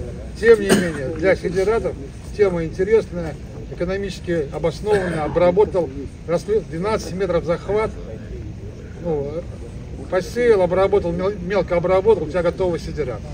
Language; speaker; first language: Russian; native; Russian